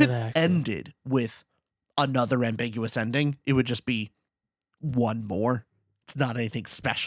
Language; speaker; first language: English; native; English